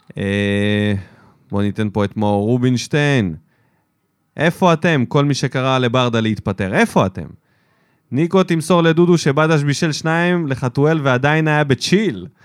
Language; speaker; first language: Hebrew; early bilingual, other home language; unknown